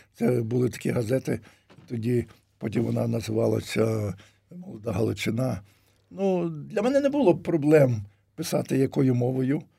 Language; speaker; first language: Ukrainian; native; Ukrainian